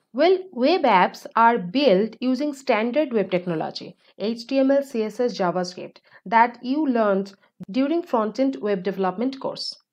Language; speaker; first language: English; non-native, local second language; Bangla